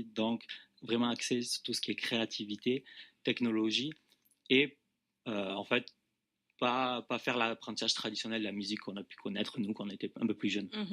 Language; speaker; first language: French; native; French